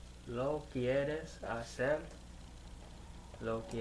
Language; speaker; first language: Spanish; non-native, learner; English